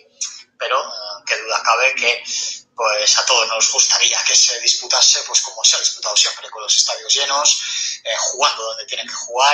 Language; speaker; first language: Spanish; native; Spanish